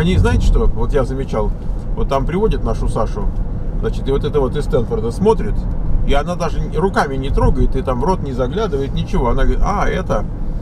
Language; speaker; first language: Russian; native; Russian